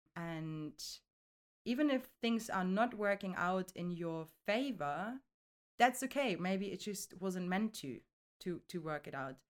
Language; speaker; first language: English; non-native, fluent; German